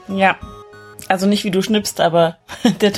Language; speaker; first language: German; native; German